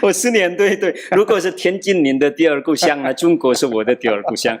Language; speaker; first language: Chinese; non-native, local second language; Madurese